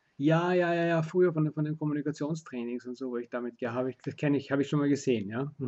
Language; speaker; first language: German; native; German